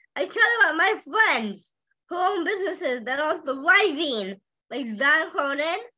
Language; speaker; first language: English; native; English